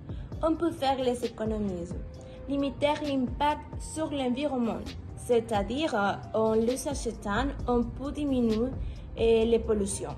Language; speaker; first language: French; non-native, learner; Spanish